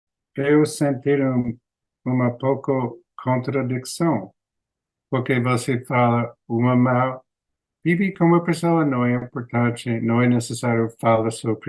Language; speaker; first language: Portuguese; non-native, learner; English